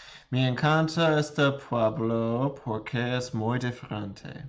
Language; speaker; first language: Spanish; non-native, learner; English